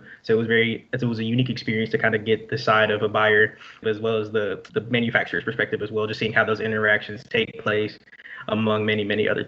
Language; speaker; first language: English; native; English